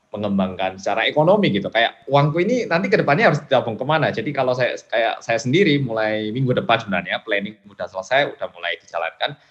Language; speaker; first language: Indonesian; non-native, fluent; Korean